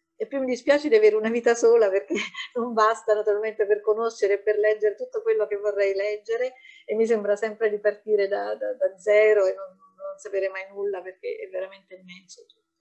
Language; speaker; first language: Italian; native; Italian